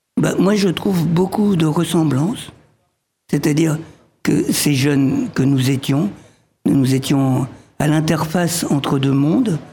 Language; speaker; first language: French; early bilingual, other home language; Arabic